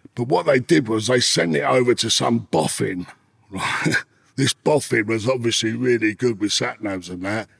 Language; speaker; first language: English; native; English